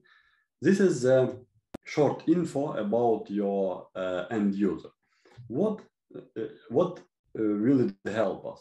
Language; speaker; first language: English; non-native, fluent; Ukrainian